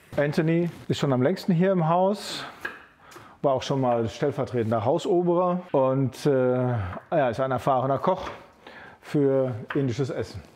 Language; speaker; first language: German; native; German